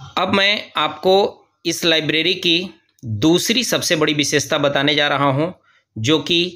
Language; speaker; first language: Hindi; native; Hindi